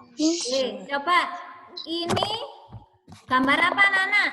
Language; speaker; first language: Indonesian; native; Indonesian